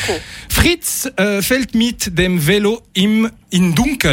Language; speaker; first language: German; non-native, learner; French